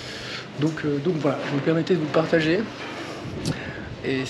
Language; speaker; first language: French; native; French